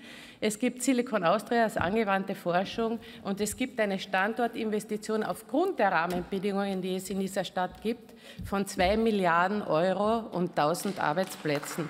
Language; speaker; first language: German; native; German